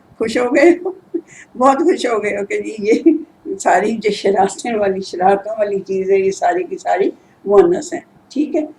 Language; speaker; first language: Urdu; native; Urdu